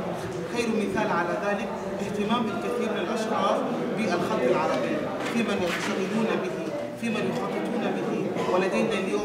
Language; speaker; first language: Arabic; non-native, fluent; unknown